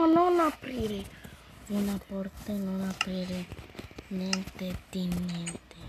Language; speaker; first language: Italian; early bilingual, other home language; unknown